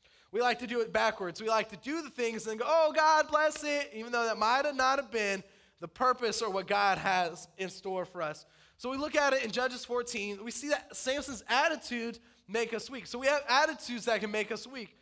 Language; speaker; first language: English; native; English